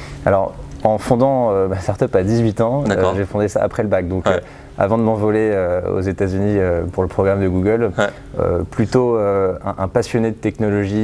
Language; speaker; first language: French; native; French